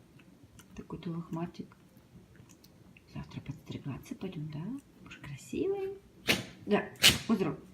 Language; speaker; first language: Russian; native; Russian